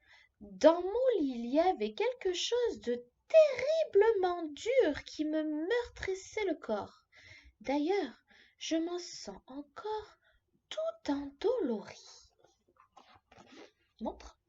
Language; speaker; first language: French; native; French